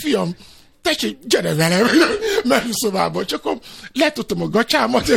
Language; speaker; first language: Hungarian; non-native, fluent; Yoruba